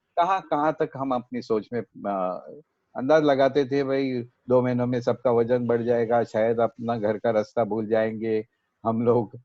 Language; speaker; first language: Hindi; non-native, local second language; Marathi